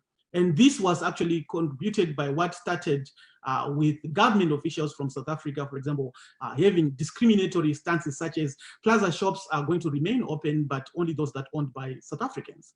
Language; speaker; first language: English; non-native, local second language; Shona